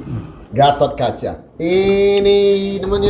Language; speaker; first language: Indonesian; non-native, fluent; English